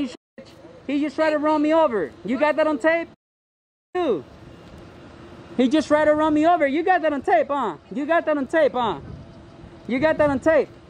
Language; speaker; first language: English; early bilingual, other home language; Spanish